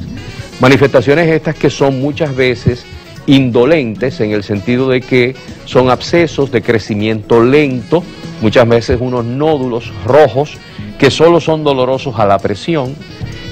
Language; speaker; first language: Spanish; native; Spanish